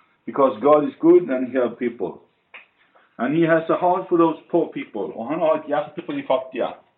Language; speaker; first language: English; non-native, fluent; Norwegian